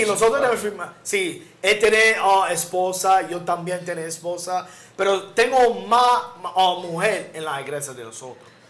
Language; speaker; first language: Spanish; non-native, learner; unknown